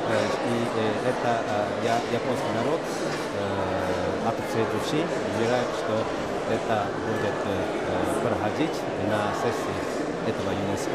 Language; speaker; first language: Russian; non-native, fluent; Japanese